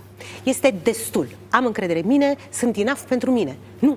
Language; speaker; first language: Romanian; native; Romanian